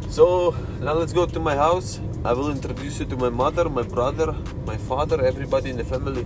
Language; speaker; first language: English; non-native, learner; Russian